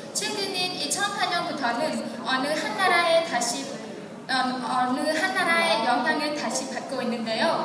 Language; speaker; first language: Korean; non-native, learner; Khmer